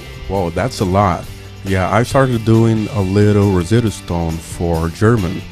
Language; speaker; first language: English; non-native, fluent; Portuguese